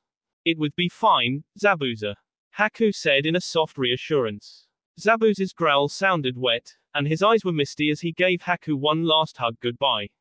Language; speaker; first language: English; native; English